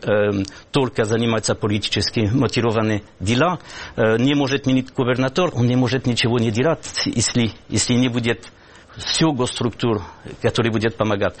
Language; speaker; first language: Russian; non-native, fluent; French